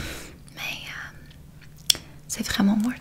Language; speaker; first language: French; non-native, learner; English